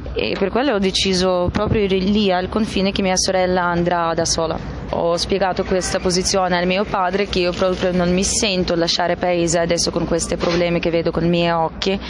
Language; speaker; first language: Italian; non-native, fluent; Russian